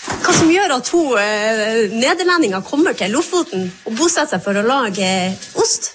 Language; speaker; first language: Norwegian; native; Norwegian